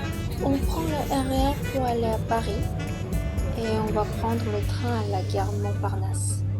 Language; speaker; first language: French; non-native, fluent; Korean